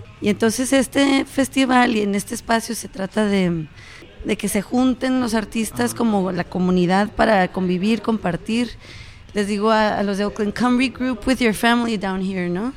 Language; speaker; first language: Spanish; native; Spanish